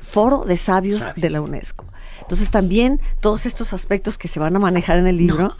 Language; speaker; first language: Spanish; native; Spanish